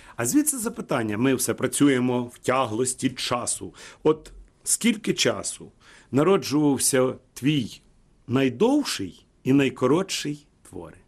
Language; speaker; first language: Ukrainian; native; Ukrainian